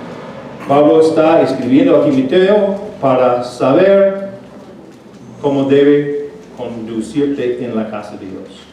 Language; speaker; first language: Spanish; non-native, fluent; English